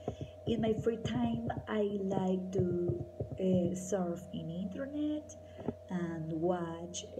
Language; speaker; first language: English; non-native, learner; Spanish